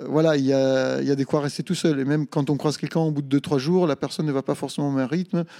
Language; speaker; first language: French; non-native, fluent; Italian